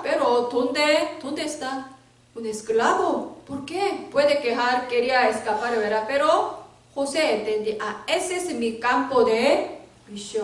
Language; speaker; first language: Spanish; non-native, learner; Korean